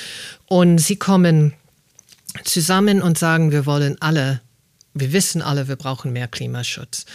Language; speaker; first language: German; non-native, fluent; English